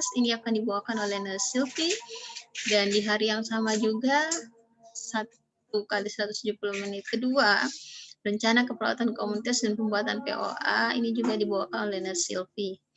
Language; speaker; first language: Indonesian; native; Indonesian